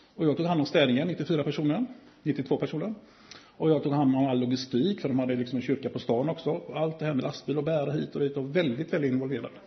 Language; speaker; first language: Swedish; native; Swedish